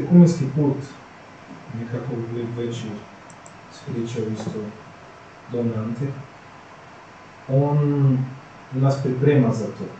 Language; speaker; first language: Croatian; non-native, fluent; Portuguese